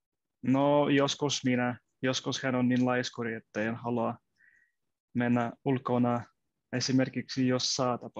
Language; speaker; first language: Finnish; non-native, learner; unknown